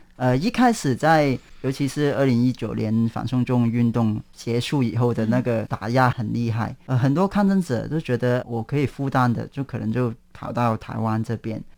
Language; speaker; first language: Chinese; non-native, local second language; Cantonese